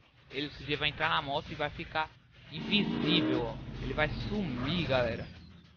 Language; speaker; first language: Portuguese; native; Portuguese